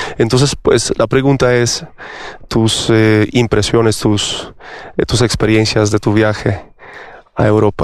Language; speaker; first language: Spanish; non-native, fluent; Polish